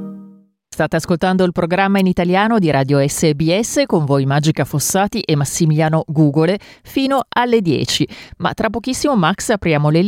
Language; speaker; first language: Italian; native; Italian